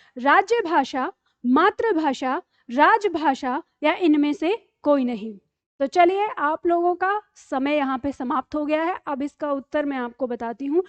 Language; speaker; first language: Hindi; native; Hindi